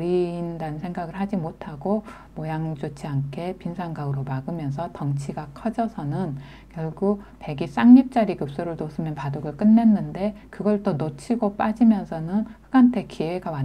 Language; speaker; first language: Korean; native; Korean